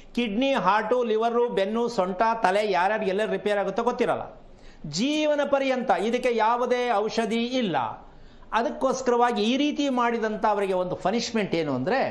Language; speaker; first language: Kannada; native; Kannada